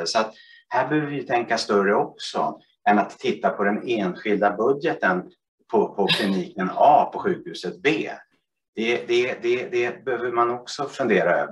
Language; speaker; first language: Swedish; native; Swedish